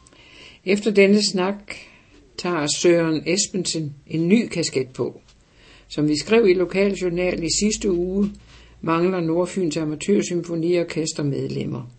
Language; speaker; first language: Danish; native; Danish